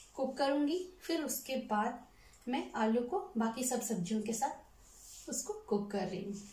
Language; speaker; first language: Hindi; non-native, local second language; Telugu